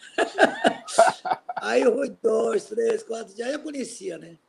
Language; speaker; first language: Portuguese; non-native, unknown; Japanese